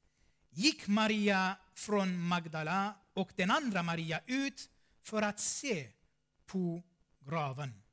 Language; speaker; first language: Swedish; non-native, fluent; Armenian